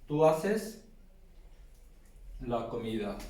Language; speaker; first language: Spanish; non-native, learner; Urdu